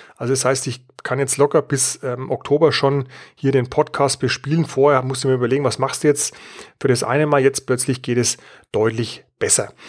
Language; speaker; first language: German; native; German